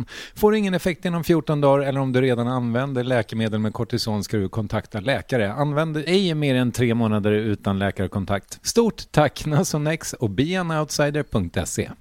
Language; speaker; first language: Swedish; native; Swedish